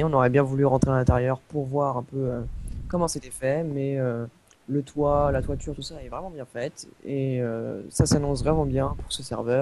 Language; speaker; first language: French; native; French